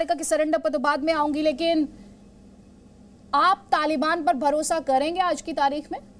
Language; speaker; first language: Hindi; native; Hindi